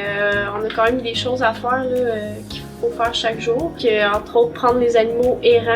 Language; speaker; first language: French; native; French